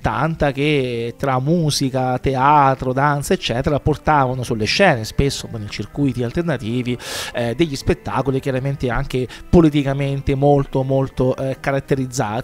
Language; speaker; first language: Italian; native; Italian